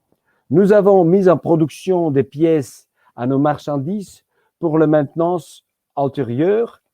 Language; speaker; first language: French; non-native, fluent; Georgian